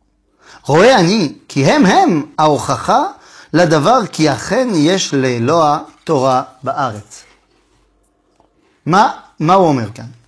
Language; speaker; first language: Hebrew; non-native, fluent; French